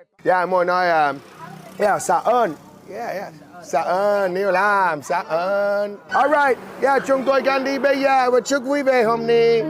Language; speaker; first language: Vietnamese; non-native, learner; English